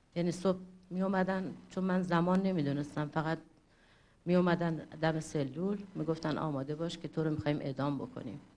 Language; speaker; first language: Persian; non-native, local second language; Kurdish